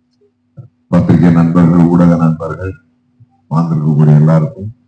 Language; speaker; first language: Tamil; native; Tamil